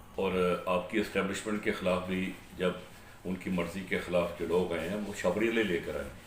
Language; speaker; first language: Urdu; non-native, local second language; Punjabi